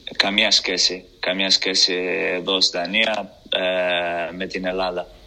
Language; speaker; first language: Greek; non-native, fluent; Portuguese